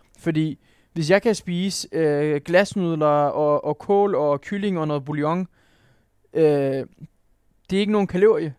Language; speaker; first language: Danish; non-native, fluent; Turkish